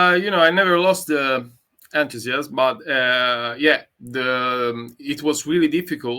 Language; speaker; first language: English; non-native, learner; Italian